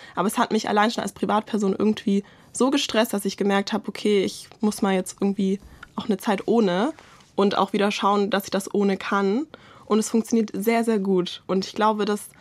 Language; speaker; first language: German; native; German